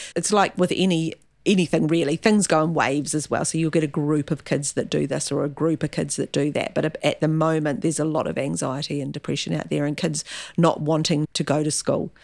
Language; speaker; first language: English; native; English